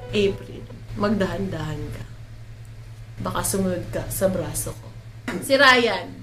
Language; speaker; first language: Filipino; non-native, local second language; Cebuano